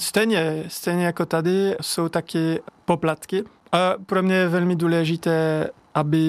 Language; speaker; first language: Czech; non-native, learner; French